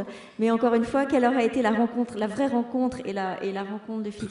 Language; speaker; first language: French; native; French